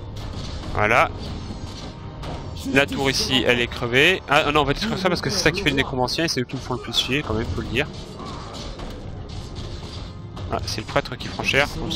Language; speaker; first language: French; native; French